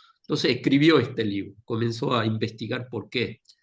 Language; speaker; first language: Spanish; non-native, fluent; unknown